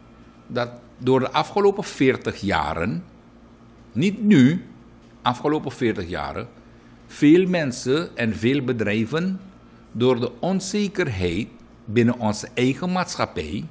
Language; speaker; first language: Dutch; native; Dutch